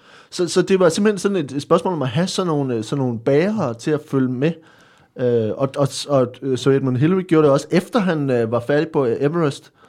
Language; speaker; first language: Danish; native; Danish